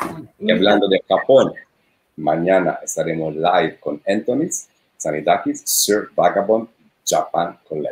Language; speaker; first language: Spanish; non-native, fluent; Italian